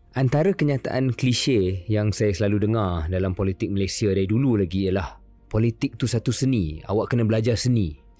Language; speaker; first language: Malay; native; Malay